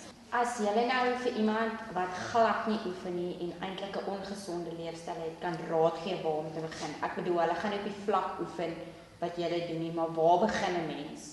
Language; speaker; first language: Afrikaans; native; Afrikaans